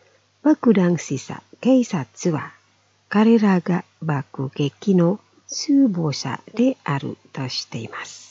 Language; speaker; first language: Japanese; non-native, fluent; Indonesian